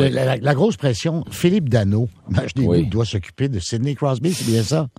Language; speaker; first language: French; native; French